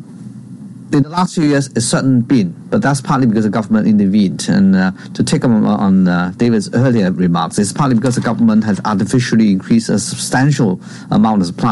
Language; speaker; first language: English; non-native, local second language; Cantonese